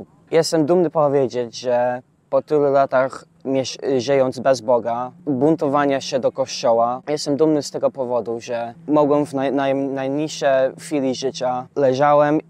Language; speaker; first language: Polish; early bilingual, heritage; English